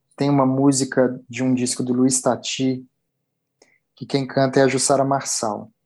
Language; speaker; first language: Portuguese; native; Portuguese